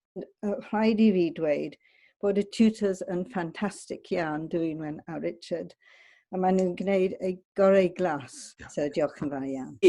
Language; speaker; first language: Welsh; non-native, learner; English